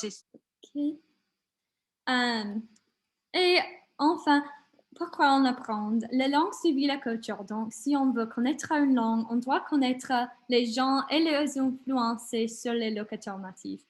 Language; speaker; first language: French; non-native, learner; English